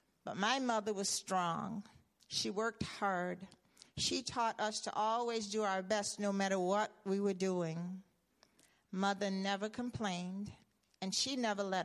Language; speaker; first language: English; native; English